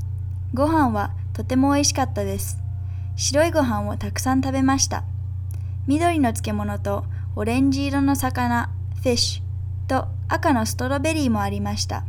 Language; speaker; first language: Japanese; non-native, learner; English